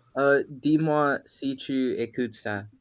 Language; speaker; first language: French; non-native, learner; English